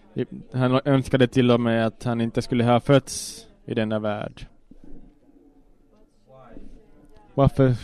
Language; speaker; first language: Swedish; non-native, local second language; Finnish